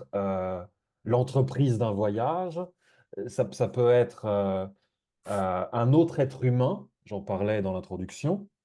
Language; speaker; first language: French; native; French